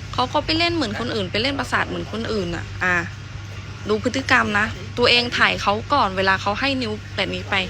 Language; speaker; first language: Thai; early bilingual, other home language; Khmer